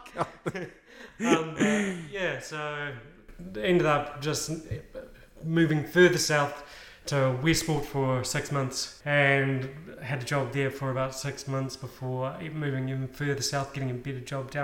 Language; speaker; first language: English; native; English